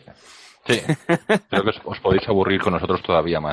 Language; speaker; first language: Spanish; native; Spanish